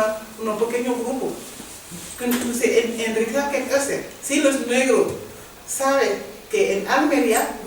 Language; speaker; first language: Spanish; non-native, learner; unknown